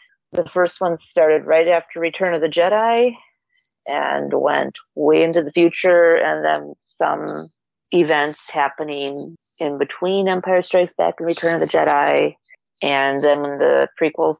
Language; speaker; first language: English; native; English